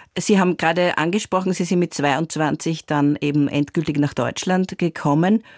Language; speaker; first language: German; native; German